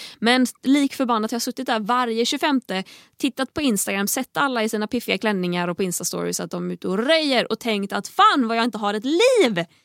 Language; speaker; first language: Swedish; native; Swedish